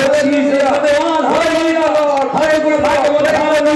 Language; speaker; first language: Hindi; native; Hindi